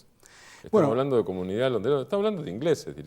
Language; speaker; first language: Spanish; native; Spanish